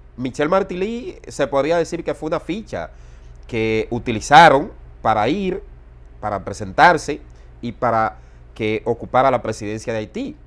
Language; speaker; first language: Spanish; native; Spanish